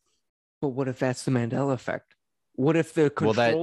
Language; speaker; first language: English; native; English